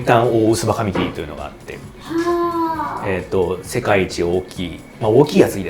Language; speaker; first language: Japanese; native; Japanese